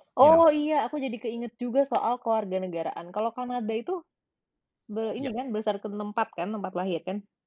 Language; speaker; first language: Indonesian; native; Indonesian